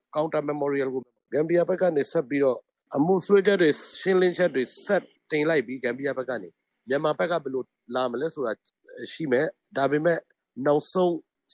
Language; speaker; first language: Burmese; non-native, local second language; Rohingya